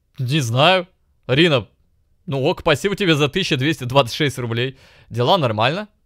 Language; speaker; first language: Russian; native; Russian